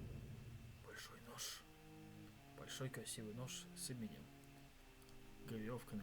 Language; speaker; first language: Russian; native; Russian